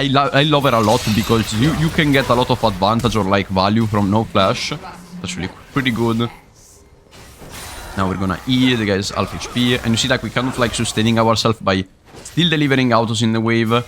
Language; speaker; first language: English; non-native, fluent; Italian